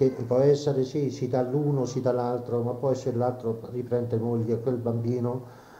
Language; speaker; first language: Italian; native; Italian